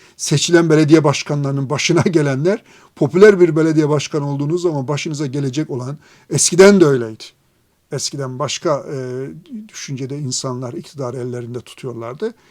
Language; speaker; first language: Turkish; native; Turkish